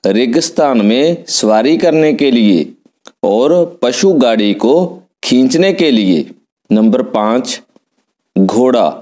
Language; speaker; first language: Hindi; non-native, local second language; Punjabi